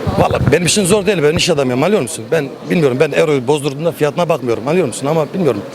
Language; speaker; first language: Turkish; native; Turkish